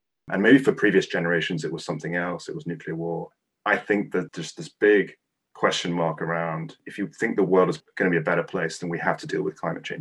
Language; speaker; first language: English; non-native, local second language; Cantonese